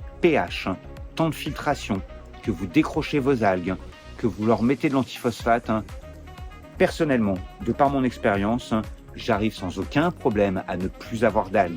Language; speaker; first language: French; native; French